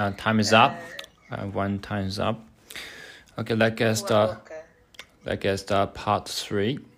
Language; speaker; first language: English; non-native, learner; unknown